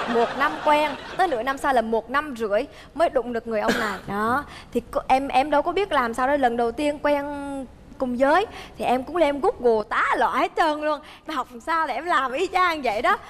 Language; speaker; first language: Vietnamese; early bilingual, other home language; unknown